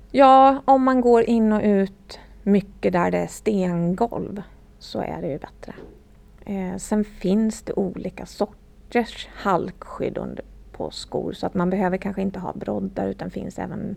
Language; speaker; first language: Swedish; native; Swedish